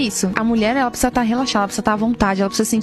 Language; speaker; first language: Portuguese; native; Portuguese